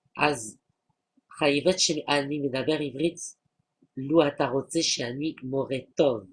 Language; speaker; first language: Hebrew; non-native, learner; French